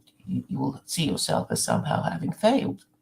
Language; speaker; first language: English; native; English